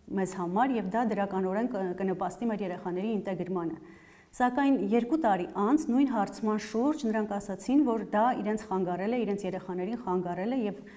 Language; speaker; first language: Armenian; native; Armenian